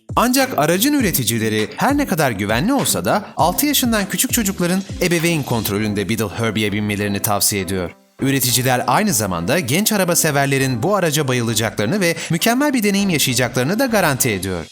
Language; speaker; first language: Turkish; native; Turkish